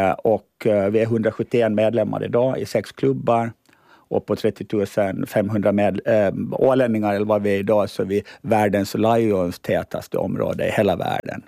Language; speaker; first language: Swedish; native; Swedish